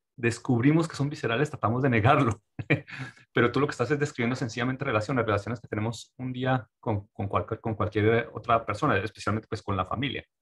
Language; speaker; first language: Spanish; native; Spanish